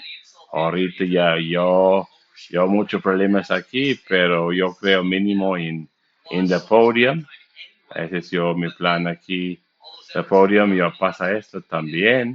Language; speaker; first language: Spanish; non-native, learner; English